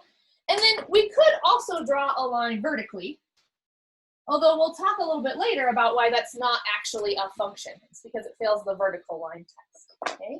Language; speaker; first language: English; native; English